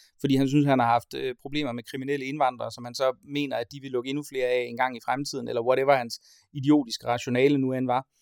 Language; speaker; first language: Danish; native; Danish